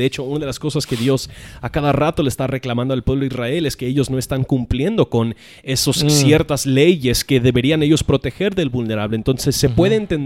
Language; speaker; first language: Spanish; non-native, fluent; English